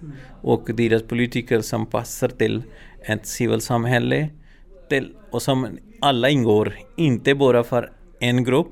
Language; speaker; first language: Swedish; non-native, learner; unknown